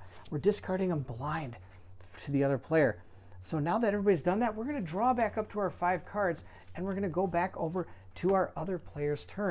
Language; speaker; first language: English; native; English